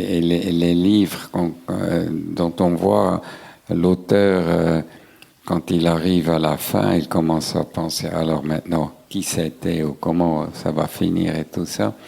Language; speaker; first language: French; non-native, local second language; German